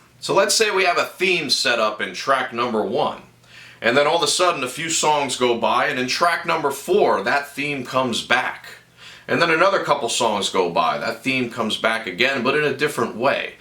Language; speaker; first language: English; native; English